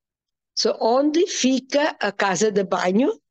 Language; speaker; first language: Portuguese; non-native, fluent; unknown